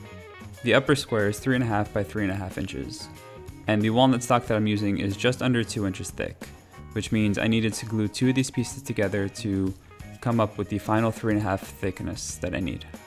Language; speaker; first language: English; native; English